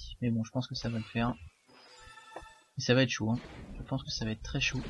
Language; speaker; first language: French; native; French